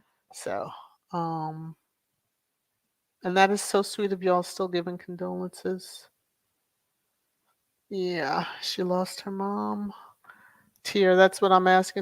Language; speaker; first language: English; native; English